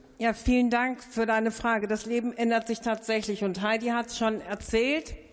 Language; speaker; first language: German; early bilingual, other home language; Turkish